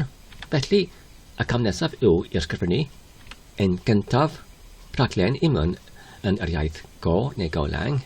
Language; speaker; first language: Welsh; non-native, fluent; English